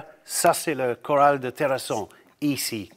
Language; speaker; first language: French; non-native, learner; English